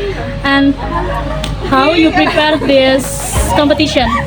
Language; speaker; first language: English; non-native, learner; Indonesian